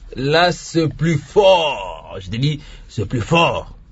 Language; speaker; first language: French; non-native, local second language; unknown